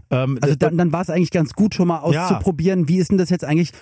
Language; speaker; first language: German; native; German